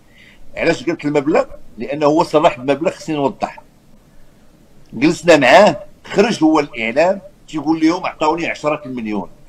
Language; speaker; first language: Arabic; native; Arabic